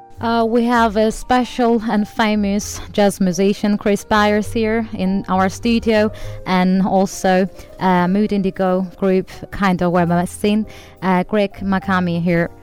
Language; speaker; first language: English; non-native, learner; Turkish